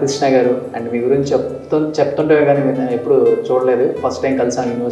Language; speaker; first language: Telugu; native; Telugu